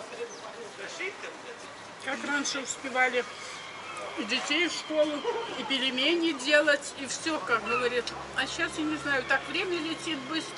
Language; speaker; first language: Russian; native; Russian